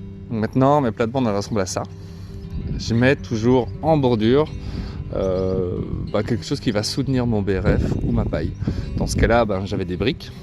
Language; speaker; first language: French; native; French